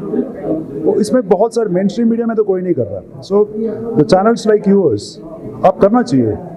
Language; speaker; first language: Hindi; non-native, local second language; Malayalam